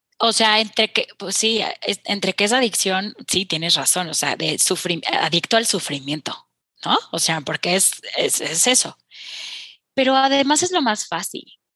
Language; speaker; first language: Spanish; native; Spanish